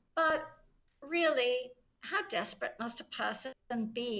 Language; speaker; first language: English; native; English